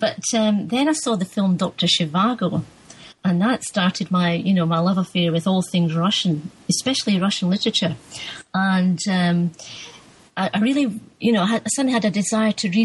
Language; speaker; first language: English; native; English